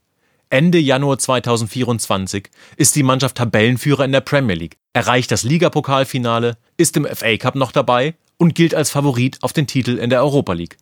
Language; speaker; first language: German; native; German